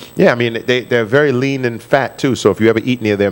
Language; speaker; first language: English; native; English